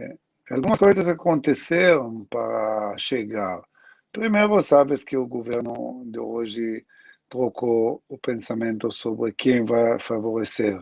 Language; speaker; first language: Portuguese; non-native, learner; Hebrew